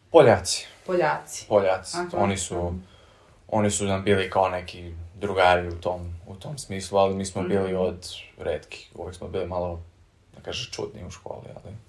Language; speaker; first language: Serbian; early bilingual, heritage; Serbian